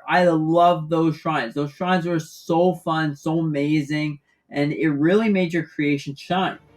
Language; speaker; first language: English; native; English